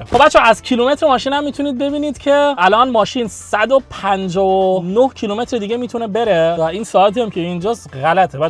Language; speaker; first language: Persian; native; Persian